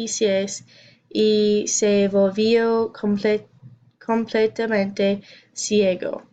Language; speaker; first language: Spanish; non-native, learner; English